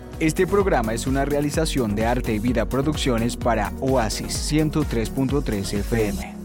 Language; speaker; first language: Spanish; native; Spanish